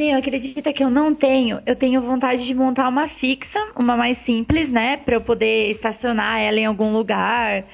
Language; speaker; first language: Portuguese; native; Portuguese